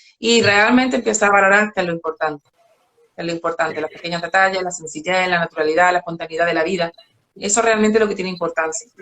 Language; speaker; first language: Spanish; native; Spanish